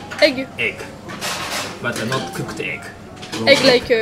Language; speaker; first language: English; non-native, fluent; Japanese